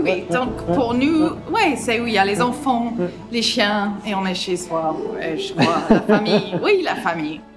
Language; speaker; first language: French; non-native, fluent; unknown